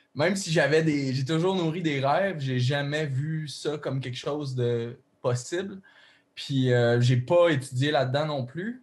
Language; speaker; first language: French; native; French